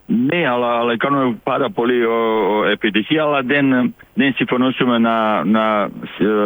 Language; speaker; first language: Greek; non-native, learner; Serbian